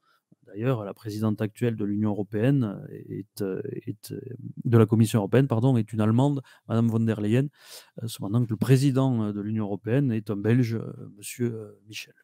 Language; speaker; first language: French; native; French